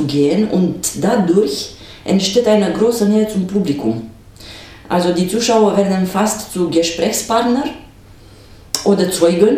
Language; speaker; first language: German; non-native, fluent; Romanian